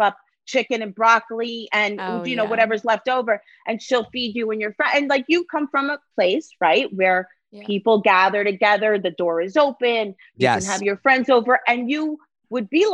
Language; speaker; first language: English; native; English